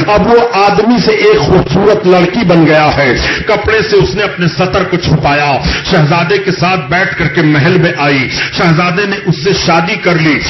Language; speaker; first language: Urdu; native; Urdu